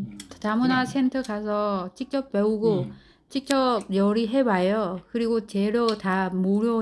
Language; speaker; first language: Korean; non-native, learner; Vietnamese